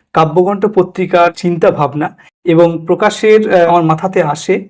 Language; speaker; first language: Bangla; native; Bangla